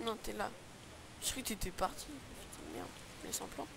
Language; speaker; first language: French; native; French